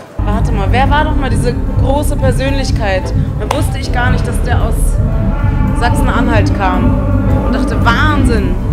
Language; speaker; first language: German; native; German